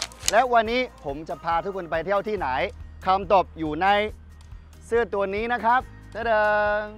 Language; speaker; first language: Thai; non-native, fluent; Chinese